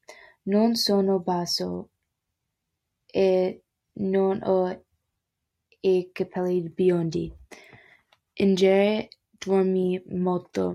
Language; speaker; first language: Italian; non-native, learner; Spanish